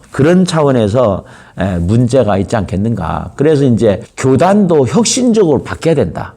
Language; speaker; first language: Korean; native; Korean